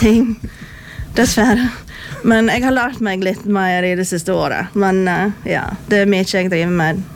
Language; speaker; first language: Norwegian; non-native, fluent; English